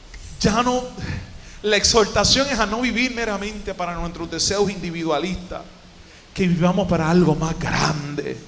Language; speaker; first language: Spanish; native; Spanish